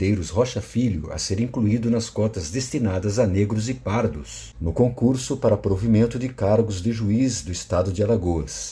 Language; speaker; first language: Portuguese; native; Portuguese